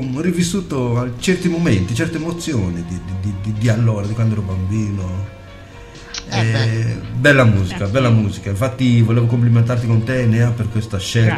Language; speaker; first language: Italian; native; Italian